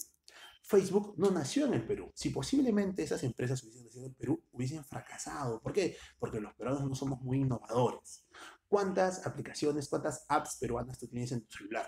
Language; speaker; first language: Spanish; native; Spanish